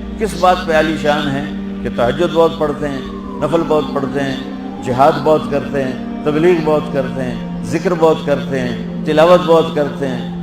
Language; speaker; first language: Urdu; non-native, local second language; Punjabi